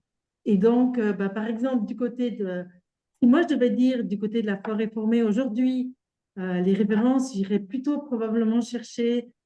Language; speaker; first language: French; native; French